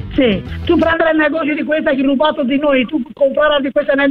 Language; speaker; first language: Italian; non-native, learner; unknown